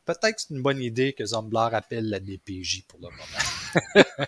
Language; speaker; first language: French; native; French